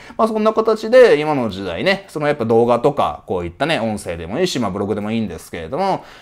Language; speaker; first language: Japanese; native; Japanese